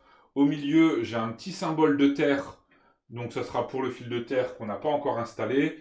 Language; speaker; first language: French; native; French